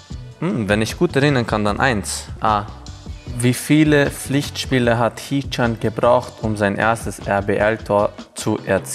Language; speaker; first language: German; non-native, fluent; Hungarian